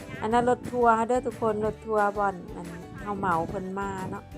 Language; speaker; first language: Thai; non-native, local second language; Lao